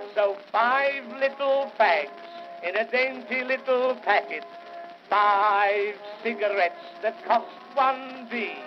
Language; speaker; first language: English; native; English